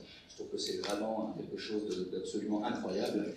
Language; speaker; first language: French; native; French